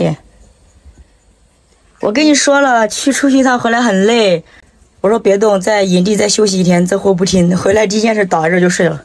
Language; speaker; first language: Chinese; native; Chinese